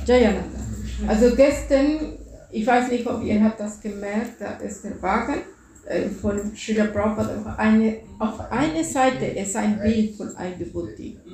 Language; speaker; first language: German; non-native, fluent; Spanish